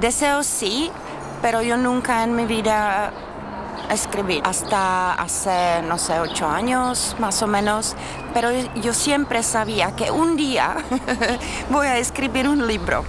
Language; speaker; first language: Spanish; non-native, learner; Czech